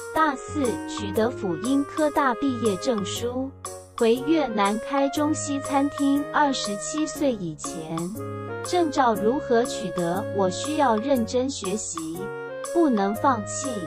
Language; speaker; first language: Chinese; non-native, fluent; Vietnamese